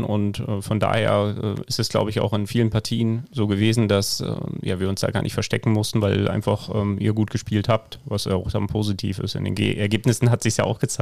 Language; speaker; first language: German; native; German